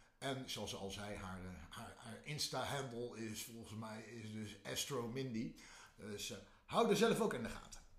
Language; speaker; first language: Dutch; native; Dutch